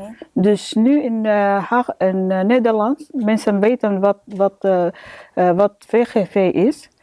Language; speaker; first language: Dutch; non-native, learner; Arabic